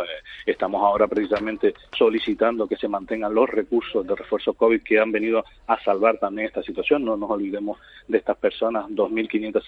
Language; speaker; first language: Spanish; native; Spanish